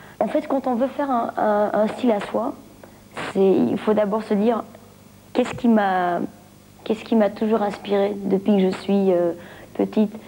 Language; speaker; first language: French; non-native, local second language; Dutch